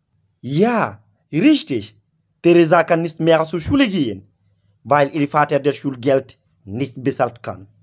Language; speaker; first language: German; non-native, learner; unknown